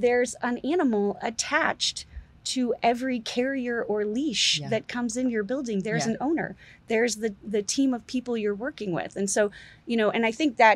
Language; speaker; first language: English; native; English